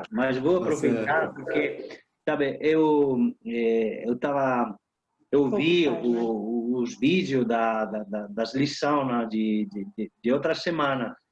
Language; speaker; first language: Portuguese; non-native, fluent; Italian